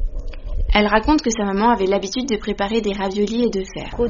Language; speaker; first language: French; native; French